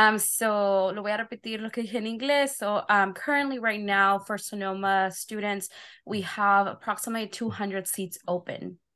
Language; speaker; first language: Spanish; early bilingual, heritage; Spanish